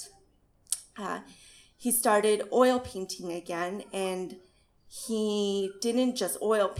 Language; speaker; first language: English; native; English